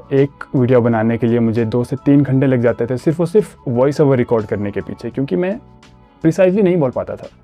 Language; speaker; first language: Hindi; non-native, local second language; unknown